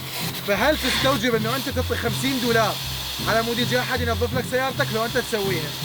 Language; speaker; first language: Arabic; native; Arabic